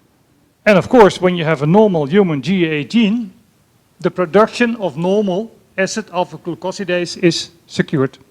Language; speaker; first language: English; non-native, fluent; Dutch